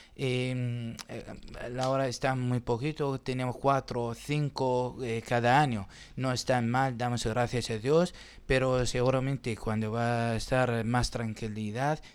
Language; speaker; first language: Spanish; non-native, learner; Arabic